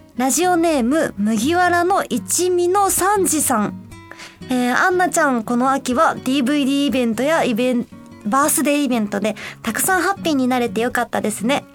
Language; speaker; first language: Japanese; native; Japanese